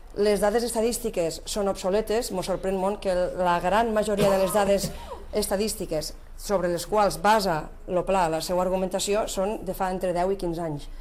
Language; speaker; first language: Catalan; native; Catalan